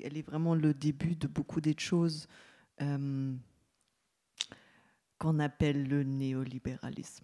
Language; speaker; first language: French; non-native, fluent; German